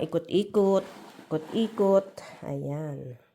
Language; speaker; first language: Filipino; native; Filipino